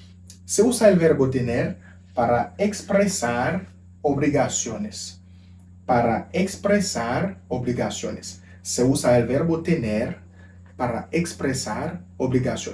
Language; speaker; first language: Spanish; non-native, fluent; Haitian Creole